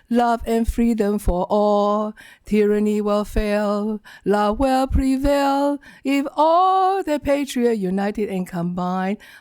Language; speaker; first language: English; non-native, learner; Chinese